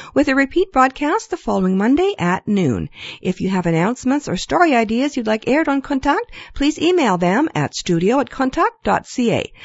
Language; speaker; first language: English; early bilingual, other home language; Ukrainian